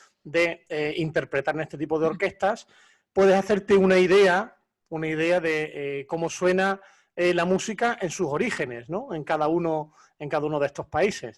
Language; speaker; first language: Spanish; native; Spanish